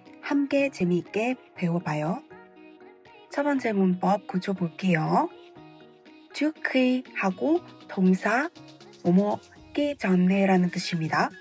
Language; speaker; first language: Korean; non-native, fluent; Vietnamese